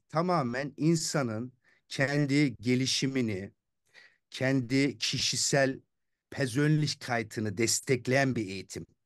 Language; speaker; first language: Turkish; early bilingual, heritage; Turkish